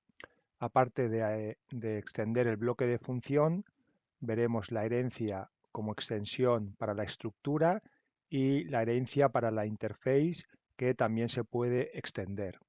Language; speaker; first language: Spanish; native; Spanish